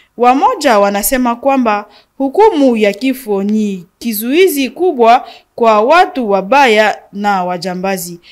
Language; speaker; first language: Swahili; non-native, local second language; Nande